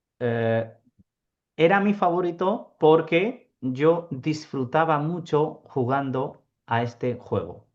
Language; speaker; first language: Spanish; non-native, fluent; Urdu